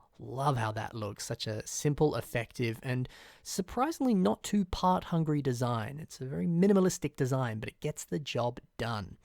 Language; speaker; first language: English; native; English